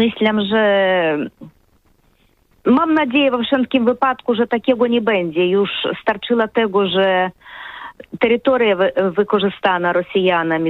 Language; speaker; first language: Polish; non-native, learner; Russian